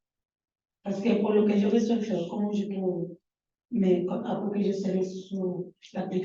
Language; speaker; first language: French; non-native, learner; Spanish